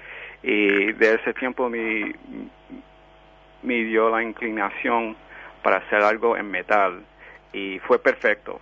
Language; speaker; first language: Spanish; early bilingual, heritage; Spanish